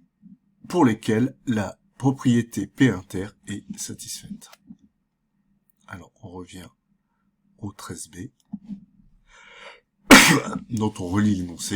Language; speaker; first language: French; native; French